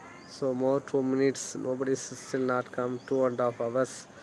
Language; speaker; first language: English; non-native, local second language; Tamil